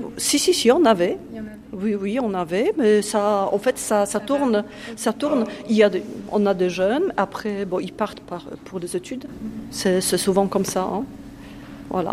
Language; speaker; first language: French; non-native, fluent; Polish